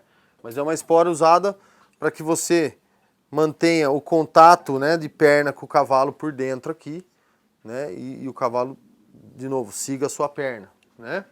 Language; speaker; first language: Portuguese; native; Portuguese